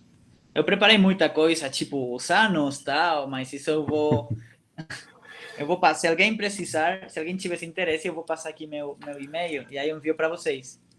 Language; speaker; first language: Portuguese; non-native, fluent; Catalan